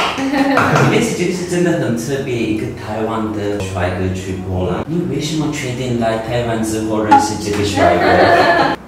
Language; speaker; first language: Chinese; non-native, learner; Turkish